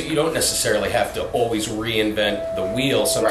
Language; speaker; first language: English; native; English